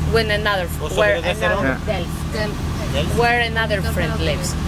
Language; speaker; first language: English; non-native, learner; Dutch